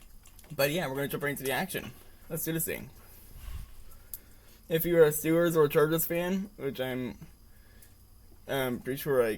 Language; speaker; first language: English; native; English